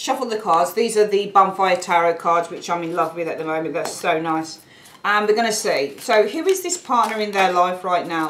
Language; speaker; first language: English; native; English